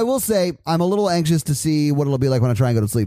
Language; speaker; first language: English; native; English